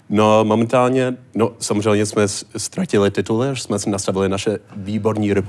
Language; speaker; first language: Czech; non-native, learner; English